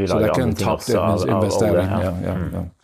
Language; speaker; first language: Norwegian; non-native, fluent; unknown